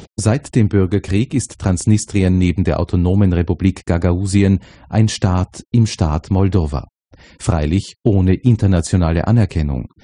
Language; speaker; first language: German; native; German